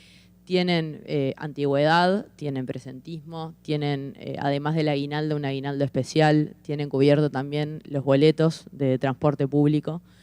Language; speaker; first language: Spanish; native; Spanish